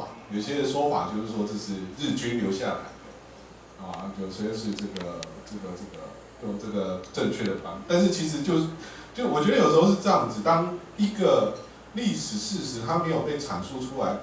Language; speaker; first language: Chinese; native; Chinese